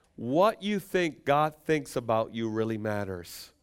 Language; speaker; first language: English; non-native, fluent; Spanish